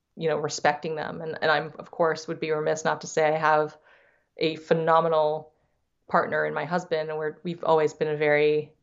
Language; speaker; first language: English; early bilingual, other home language; Thai